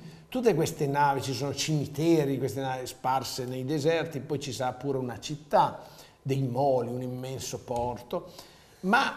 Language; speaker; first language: Italian; native; Italian